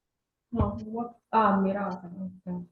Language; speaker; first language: English; non-native, learner; Italian